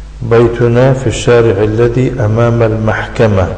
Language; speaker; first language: Arabic; non-native, fluent; Tajik